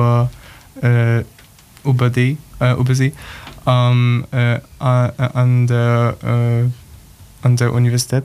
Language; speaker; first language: German; non-native, learner; Polish